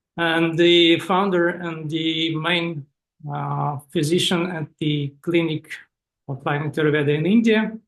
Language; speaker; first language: English; non-native, fluent; Russian